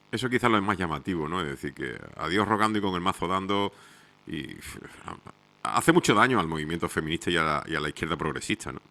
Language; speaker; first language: Spanish; native; Spanish